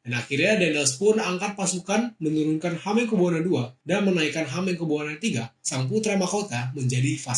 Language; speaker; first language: Indonesian; native; Indonesian